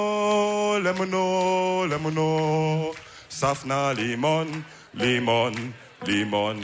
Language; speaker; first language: German; early bilingual, other home language; Wolof